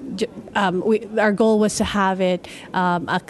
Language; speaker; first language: English; non-native, local second language; Filipino